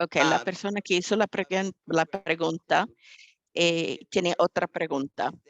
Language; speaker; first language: Spanish; non-native, fluent; English